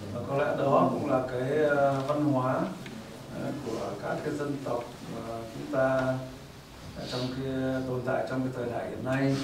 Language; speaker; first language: Vietnamese; native; Vietnamese